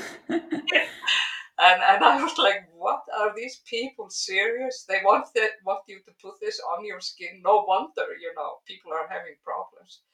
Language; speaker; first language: English; non-native, fluent; Icelandic